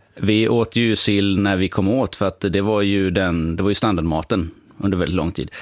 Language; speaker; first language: Swedish; native; Swedish